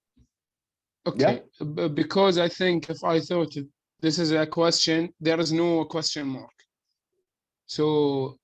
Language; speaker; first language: English; non-native, learner; Arabic